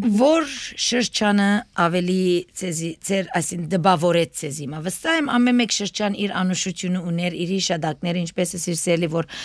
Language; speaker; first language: Armenian; early bilingual, heritage; Armenian